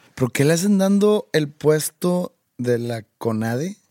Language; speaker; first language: Spanish; native; Spanish